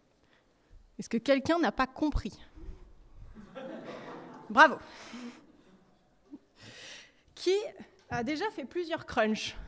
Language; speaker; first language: French; native; French